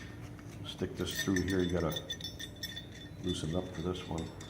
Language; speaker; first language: English; native; English